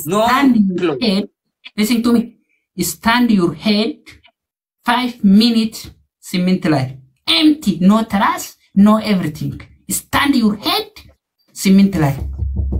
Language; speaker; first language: English; non-native, learner; Amharic